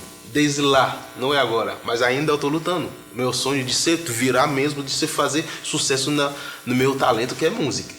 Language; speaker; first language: Portuguese; non-native, fluent; Haitian Creole